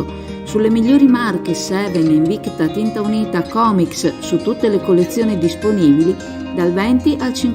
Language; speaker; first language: Italian; native; Italian